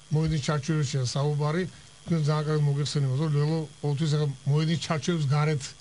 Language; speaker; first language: Georgian; native; Georgian